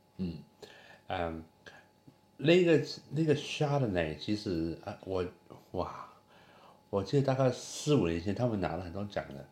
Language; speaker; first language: Chinese; non-native, local second language; Cantonese